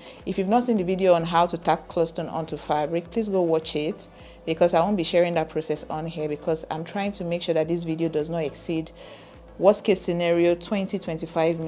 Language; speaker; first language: English; native; English